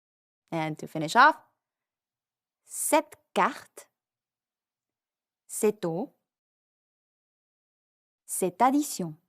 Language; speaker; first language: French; non-native, fluent; English